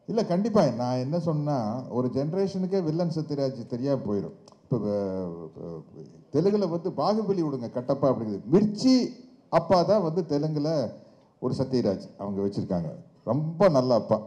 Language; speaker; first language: Tamil; native; Tamil